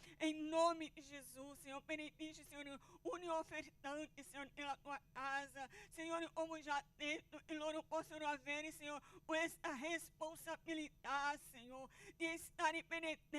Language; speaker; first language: Italian; non-native, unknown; Portuguese